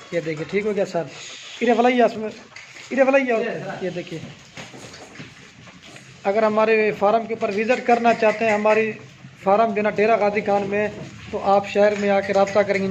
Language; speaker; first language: Hindi; non-native, local second language; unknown